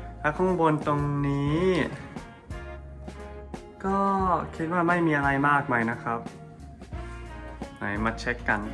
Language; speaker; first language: Thai; non-native, fluent; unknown